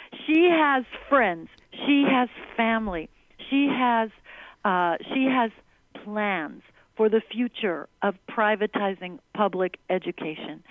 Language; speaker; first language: English; early bilingual, other home language; Spanish